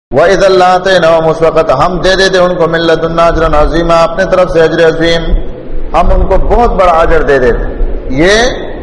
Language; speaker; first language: Urdu; non-native, local second language; Pashto